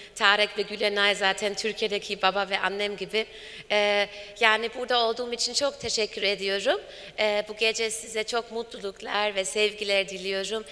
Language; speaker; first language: Turkish; non-native, fluent; German